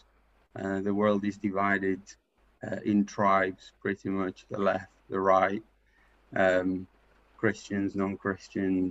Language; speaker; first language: English; non-native, fluent; Spanish